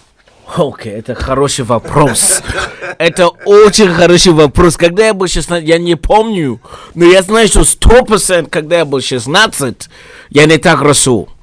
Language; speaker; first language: Russian; non-native, learner; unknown